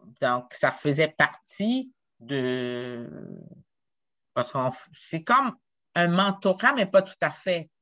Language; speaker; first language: French; non-native, local second language; Haitian Creole